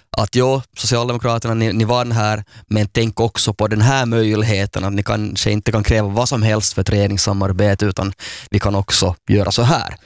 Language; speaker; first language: Swedish; native; Swedish